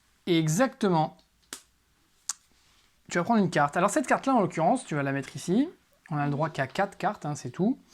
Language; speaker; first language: French; native; French